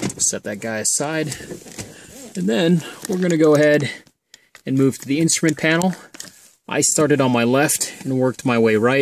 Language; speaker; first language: English; native; English